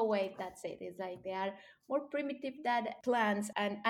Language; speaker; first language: English; non-native, fluent; Spanish